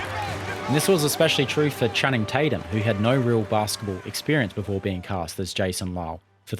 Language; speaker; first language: English; native; English